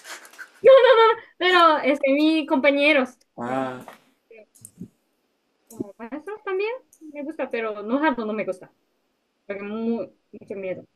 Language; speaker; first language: Spanish; non-native, learner; Japanese